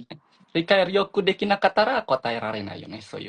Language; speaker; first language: Japanese; non-native, fluent; Indonesian